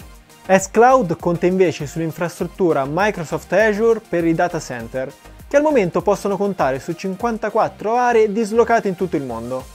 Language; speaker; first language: Italian; native; Italian